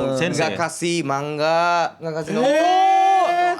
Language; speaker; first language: Indonesian; non-native, learner; Japanese